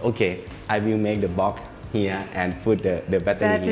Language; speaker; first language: English; non-native, learner; Thai